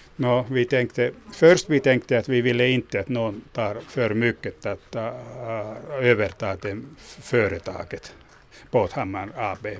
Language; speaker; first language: Swedish; non-native, local second language; Finnish